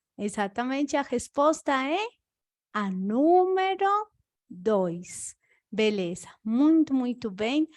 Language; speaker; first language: Portuguese; non-native, fluent; Spanish